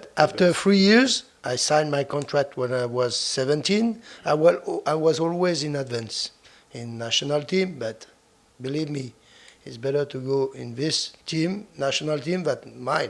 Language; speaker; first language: English; non-native, fluent; French